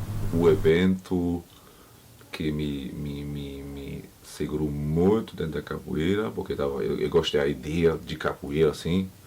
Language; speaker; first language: Portuguese; non-native, learner; German